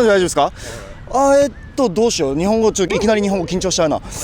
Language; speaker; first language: Japanese; native; Japanese